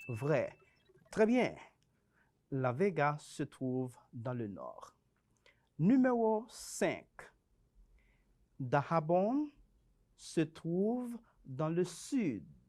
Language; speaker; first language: French; non-native, fluent; Spanish